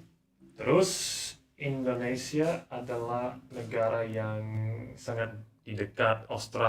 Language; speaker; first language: Indonesian; non-native, learner; English